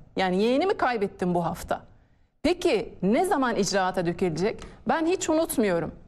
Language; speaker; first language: Turkish; non-native, fluent; Arabic